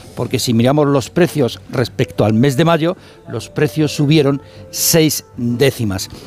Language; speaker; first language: Spanish; non-native, fluent; Arabic